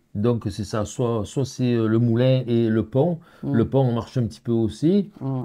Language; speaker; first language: French; native; French